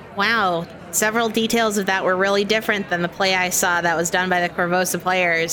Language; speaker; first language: English; native; English